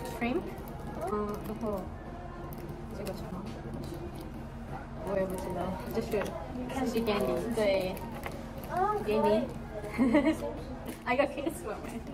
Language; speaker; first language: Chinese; non-native, learner; Japanese